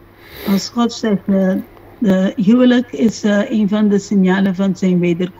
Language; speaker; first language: Dutch; non-native, local second language; Papiamento